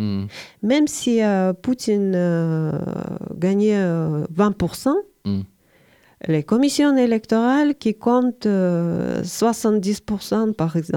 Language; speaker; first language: French; non-native, learner; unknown